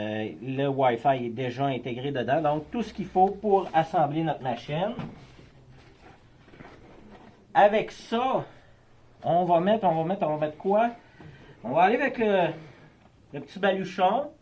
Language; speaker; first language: French; native; French